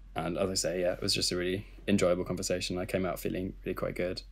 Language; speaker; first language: English; native; English